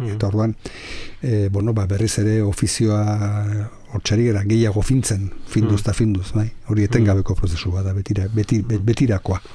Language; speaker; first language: Basque; non-native, local second language; Spanish